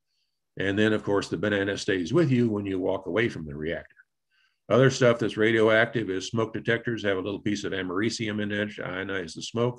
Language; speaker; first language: English; native; English